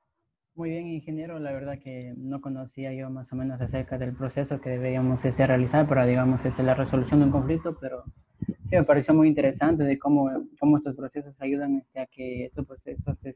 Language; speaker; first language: Spanish; native; Spanish